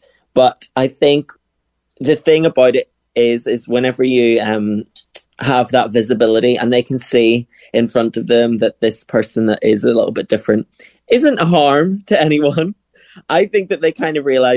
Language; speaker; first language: English; native; English